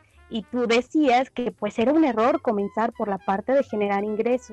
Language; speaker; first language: Spanish; native; Spanish